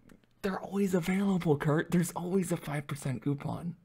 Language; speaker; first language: English; native; English